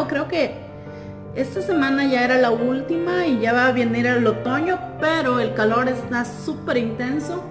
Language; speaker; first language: Spanish; native; Spanish